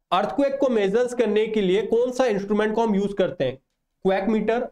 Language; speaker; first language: Hindi; non-native, local second language; Odia